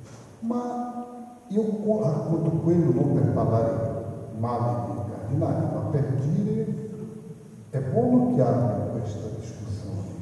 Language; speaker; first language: Italian; non-native, fluent; Portuguese